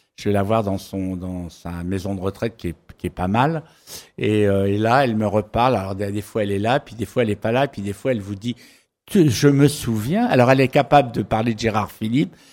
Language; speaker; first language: French; native; French